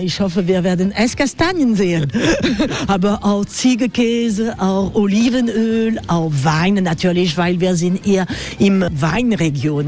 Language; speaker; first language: German; non-native, learner; French